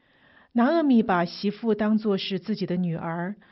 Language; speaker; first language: Chinese; native; Chinese